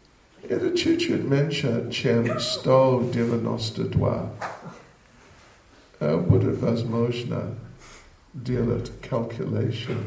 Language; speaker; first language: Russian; non-native, learner; English